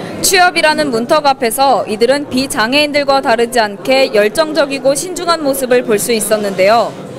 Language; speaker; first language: Korean; native; Korean